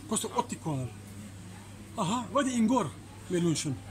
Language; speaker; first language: Swedish; non-native, learner; Kurdish